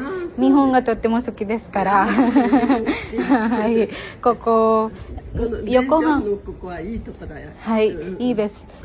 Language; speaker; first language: Japanese; non-native, learner; Telugu